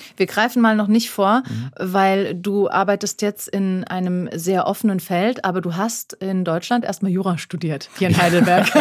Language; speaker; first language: German; native; German